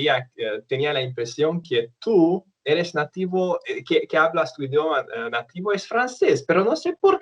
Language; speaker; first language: Spanish; non-native, fluent; Romanian